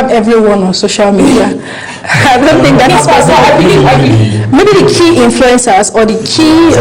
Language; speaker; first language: English; non-native, local second language; Yoruba